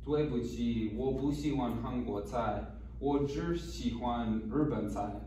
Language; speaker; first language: Chinese; non-native, learner; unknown